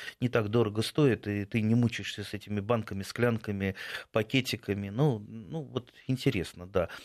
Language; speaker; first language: Russian; native; Russian